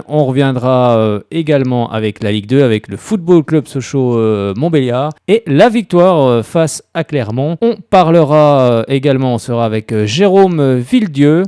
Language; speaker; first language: French; native; French